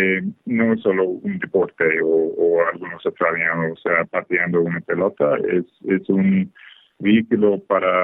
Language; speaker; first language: Spanish; non-native, fluent; English